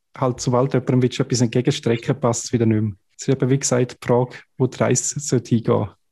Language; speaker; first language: German; native; German